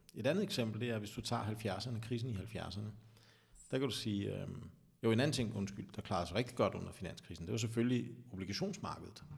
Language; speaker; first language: Danish; native; Danish